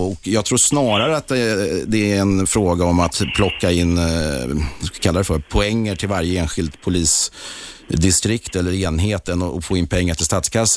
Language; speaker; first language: Swedish; native; Swedish